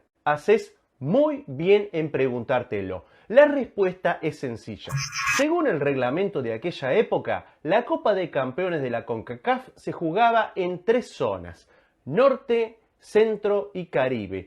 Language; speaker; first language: Spanish; native; Spanish